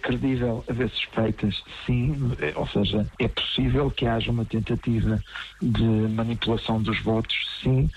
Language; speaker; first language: Portuguese; native; Portuguese